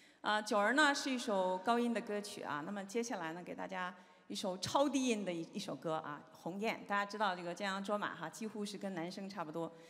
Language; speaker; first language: Chinese; native; Chinese